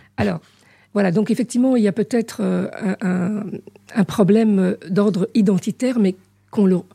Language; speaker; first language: French; early bilingual, other home language; Arabic